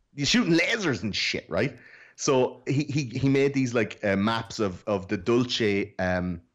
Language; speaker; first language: English; native; English